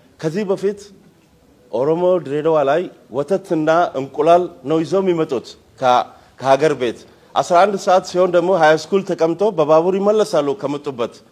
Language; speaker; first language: Amharic; non-native, local second language; Somali